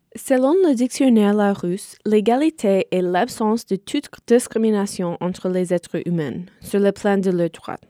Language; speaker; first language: French; non-native, fluent; English